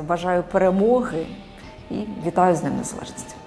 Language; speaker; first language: Ukrainian; native; Ukrainian